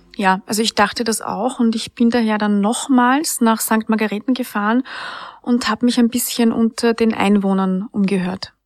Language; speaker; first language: German; native; German